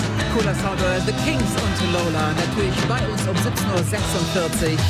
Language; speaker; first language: German; native; German